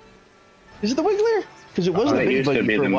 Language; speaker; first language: English; native; English